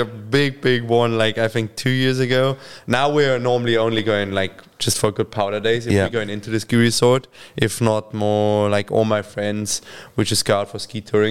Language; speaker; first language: English; non-native, fluent; German